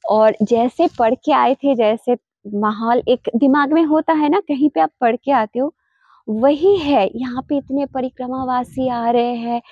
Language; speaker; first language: Hindi; non-native, local second language; Bangla